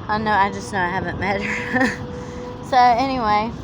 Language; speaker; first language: English; native; English